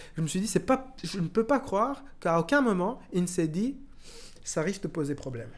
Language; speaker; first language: French; non-native, local second language; Kinyarwanda